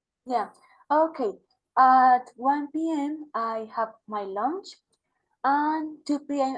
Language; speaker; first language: English; non-native, learner; Spanish